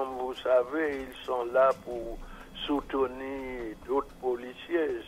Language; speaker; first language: French; non-native, fluent; English